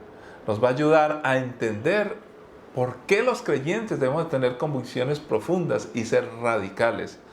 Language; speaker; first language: Spanish; native; Spanish